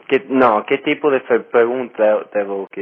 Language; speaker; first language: Portuguese; non-native, learner; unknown